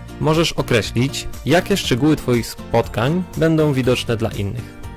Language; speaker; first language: Polish; native; Polish